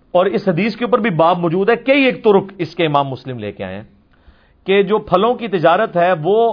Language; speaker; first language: Urdu; non-native, local second language; Punjabi